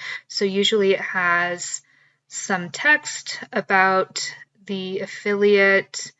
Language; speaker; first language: English; native; English